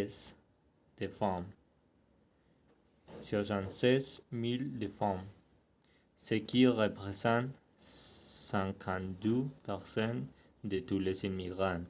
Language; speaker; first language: French; non-native, learner; Spanish